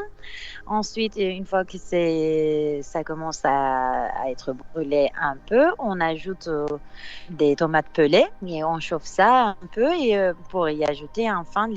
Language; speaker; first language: French; non-native, fluent; Turkish